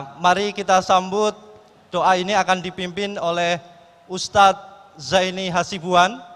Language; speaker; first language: Indonesian; native; Indonesian